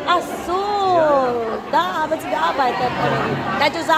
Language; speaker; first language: German; non-native, learner; Indonesian